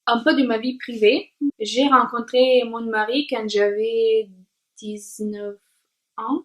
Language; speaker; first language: French; non-native, learner; Russian